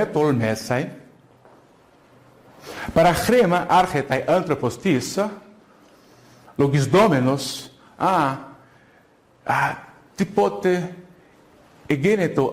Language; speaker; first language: Greek; non-native, fluent; Portuguese